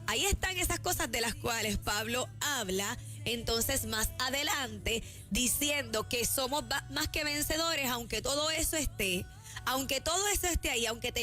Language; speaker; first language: Spanish; native; Spanish